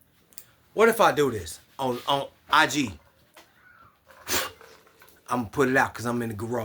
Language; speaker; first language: English; native; English